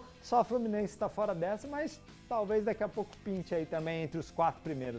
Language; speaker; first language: Portuguese; native; Portuguese